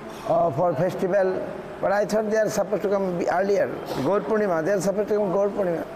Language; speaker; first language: English; non-native, local second language; Bangla